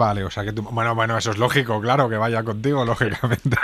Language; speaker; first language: Spanish; native; Spanish